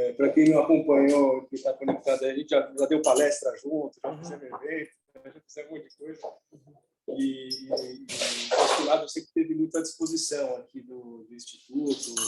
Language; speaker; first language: Portuguese; native; Portuguese